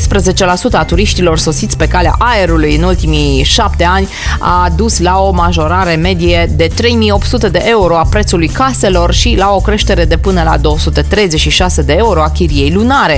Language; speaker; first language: Romanian; native; Romanian